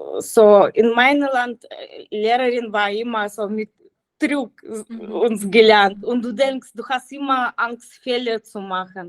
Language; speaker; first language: German; non-native, learner; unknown